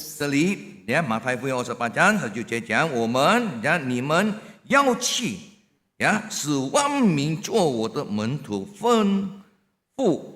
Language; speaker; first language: Chinese; non-native, fluent; Indonesian